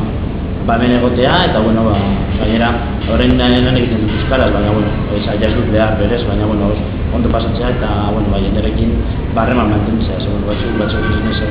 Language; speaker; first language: Basque; non-native, local second language; Spanish